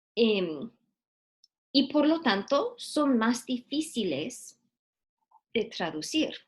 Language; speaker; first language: Spanish; non-native, fluent; English